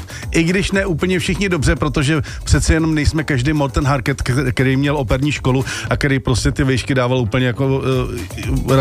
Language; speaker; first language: Czech; native; Czech